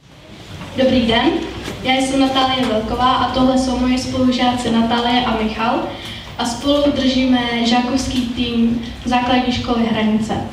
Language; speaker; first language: Czech; native; Czech